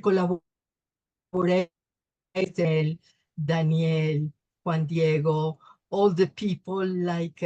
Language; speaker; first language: English; non-native, learner; Spanish